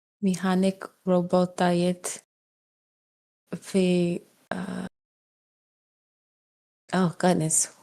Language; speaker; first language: Russian; non-native, learner; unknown